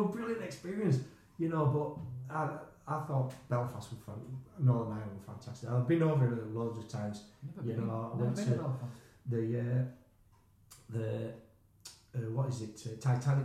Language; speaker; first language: English; native; English